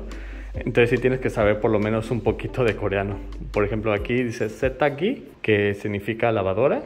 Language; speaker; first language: Spanish; native; Spanish